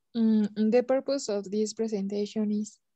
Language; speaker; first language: English; non-native, learner; Spanish